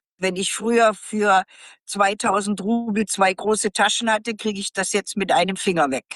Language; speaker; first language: German; native; German